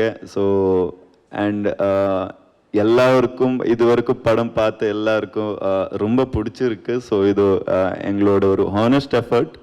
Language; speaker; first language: Tamil; non-native, learner; Kannada